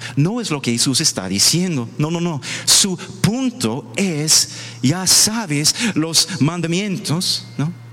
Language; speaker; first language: Spanish; non-native, fluent; English